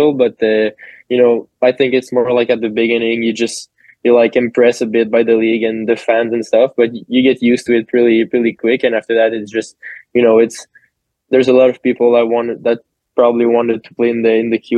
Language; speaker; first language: English; native; English